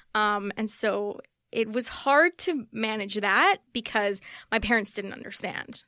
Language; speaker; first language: English; early bilingual, other home language; Spanish